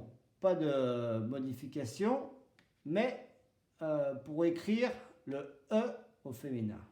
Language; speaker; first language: French; non-native, fluent; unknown